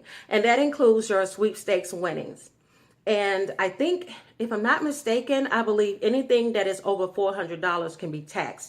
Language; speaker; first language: English; native; English